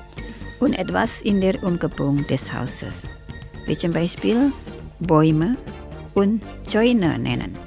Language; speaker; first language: German; non-native, fluent; Indonesian